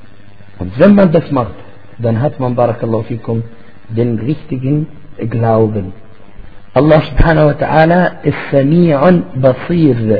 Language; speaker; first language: German; non-native, fluent; Arabic